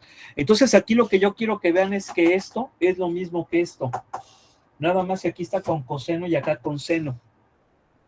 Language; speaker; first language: Spanish; native; Spanish